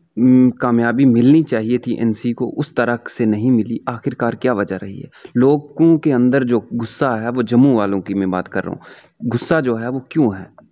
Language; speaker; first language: Hindi; non-native, local second language; Kashmiri